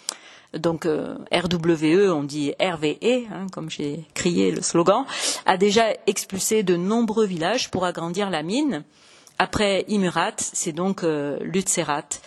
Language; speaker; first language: French; native; French